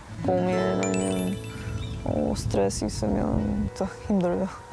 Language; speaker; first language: Korean; non-native, learner; English